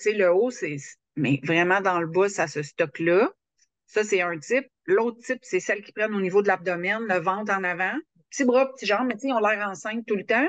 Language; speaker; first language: French; native; French